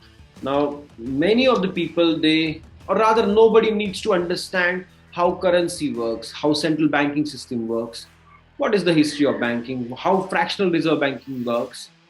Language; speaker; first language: English; non-native, local second language; Marathi